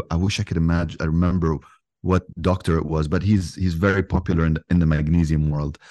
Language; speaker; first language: English; non-native, fluent; Arabic